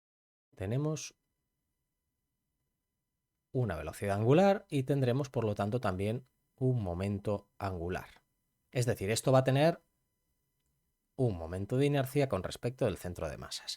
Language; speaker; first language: Spanish; native; Spanish